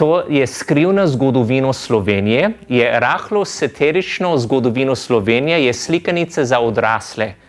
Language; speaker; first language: Slovenian; non-native, fluent; English